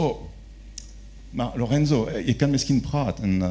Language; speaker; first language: Dutch; non-native, learner; French